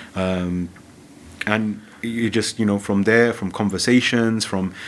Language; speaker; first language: English; early bilingual, other home language; Punjabi